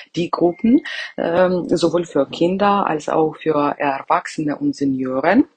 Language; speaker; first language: German; non-native, fluent; Ukrainian